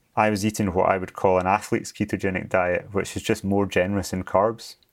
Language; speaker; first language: English; native; English